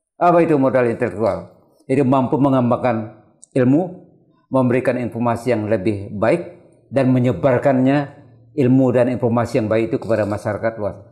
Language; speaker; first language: Indonesian; non-native, local second language; Malay